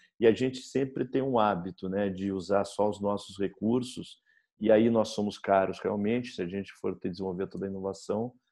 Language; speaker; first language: Portuguese; native; Portuguese